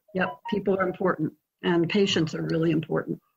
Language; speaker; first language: English; native; English